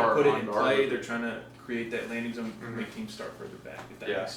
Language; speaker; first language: English; native; English